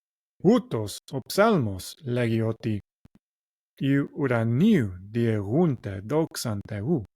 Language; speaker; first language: Greek; non-native, learner; English